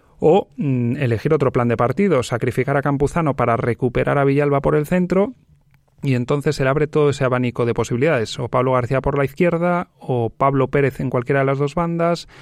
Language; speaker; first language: Spanish; native; Spanish